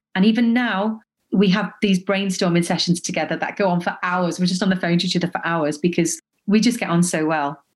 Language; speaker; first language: English; native; English